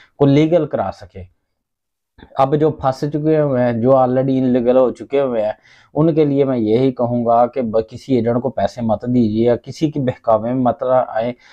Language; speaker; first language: Urdu; non-native, local second language; Punjabi